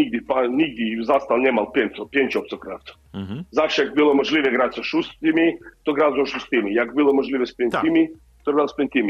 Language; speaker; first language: Polish; non-native, learner; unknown